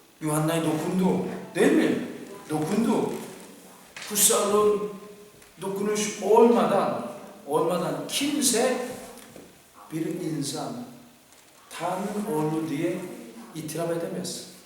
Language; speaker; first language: Turkish; non-native, fluent; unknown